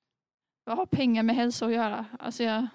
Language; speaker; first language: Swedish; native; Swedish